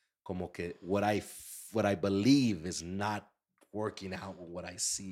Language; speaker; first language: English; early bilingual, other home language; Spanish